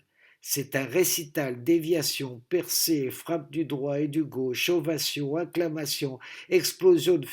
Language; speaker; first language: French; native; French